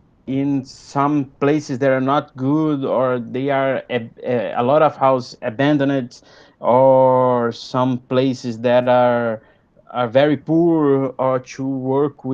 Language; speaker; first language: English; non-native, fluent; Portuguese